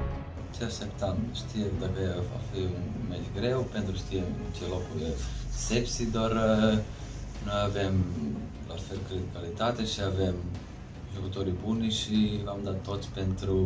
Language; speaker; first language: Romanian; non-native, learner; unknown